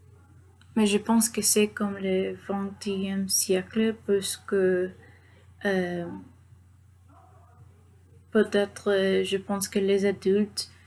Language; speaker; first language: French; non-native, learner; Spanish